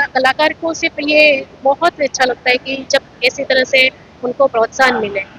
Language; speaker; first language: Hindi; native; Hindi